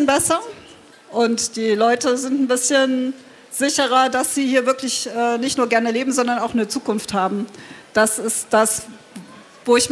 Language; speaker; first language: German; native; German